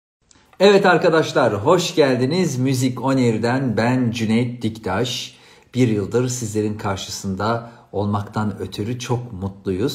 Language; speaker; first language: Turkish; native; Turkish